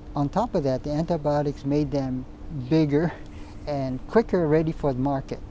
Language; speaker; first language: English; native; English